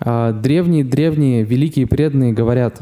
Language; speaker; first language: Russian; native; Russian